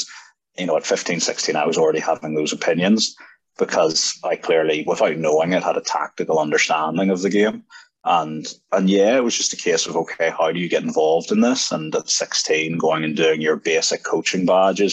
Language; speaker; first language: English; native; English